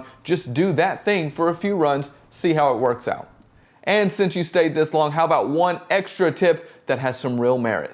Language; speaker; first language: English; native; English